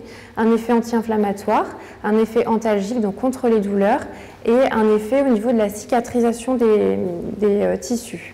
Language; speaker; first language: French; native; French